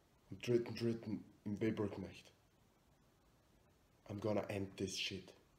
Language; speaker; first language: German; native; German